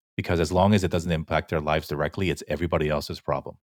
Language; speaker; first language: English; early bilingual, other home language; Korean